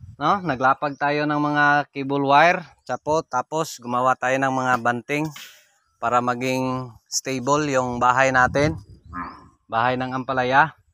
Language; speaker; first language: Filipino; non-native, local second language; Cebuano